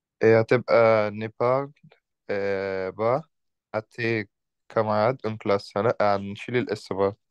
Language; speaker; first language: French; non-native, learner; Arabic